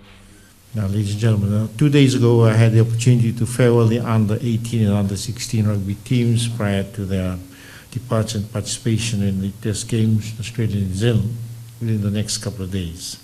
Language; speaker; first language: English; non-native, local second language; Fijian